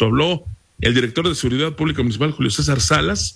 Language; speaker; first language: Spanish; native; Spanish